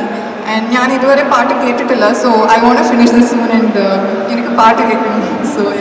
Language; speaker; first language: Malayalam; non-native, learner; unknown